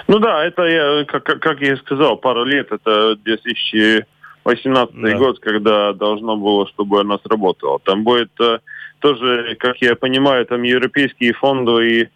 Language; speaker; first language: Russian; non-native, local second language; Latvian